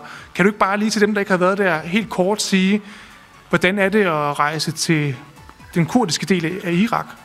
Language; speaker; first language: Danish; native; Danish